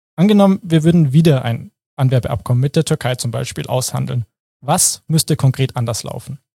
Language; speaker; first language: German; native; German